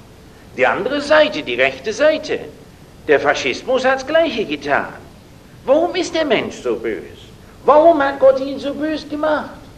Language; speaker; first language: German; non-native, fluent; English